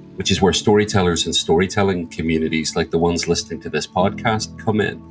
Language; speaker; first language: English; native; English